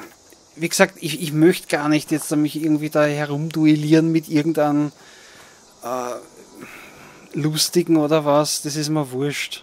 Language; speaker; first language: German; native; German